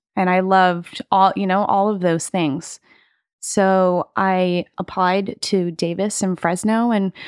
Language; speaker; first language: English; native; English